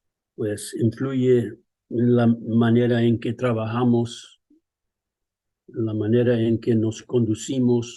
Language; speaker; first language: Spanish; early bilingual, other home language; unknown